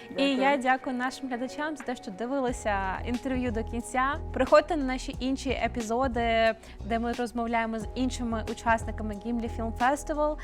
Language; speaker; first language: Ukrainian; native; Ukrainian